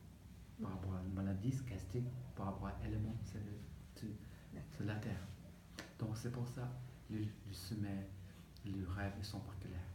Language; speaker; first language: French; non-native, learner; Tibetan